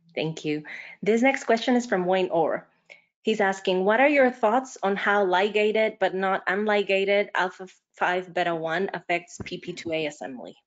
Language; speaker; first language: English; non-native, fluent; Spanish